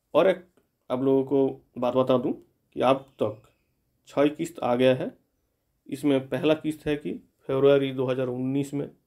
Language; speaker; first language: Hindi; non-native, local second language; Bangla